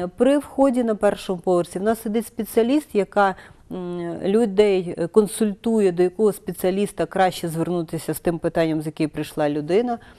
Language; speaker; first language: Ukrainian; native; Ukrainian